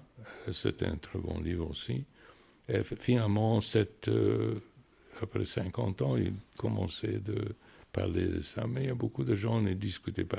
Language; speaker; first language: French; non-native, fluent; English